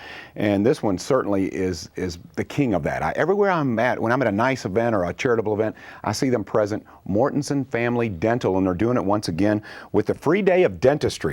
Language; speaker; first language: English; native; English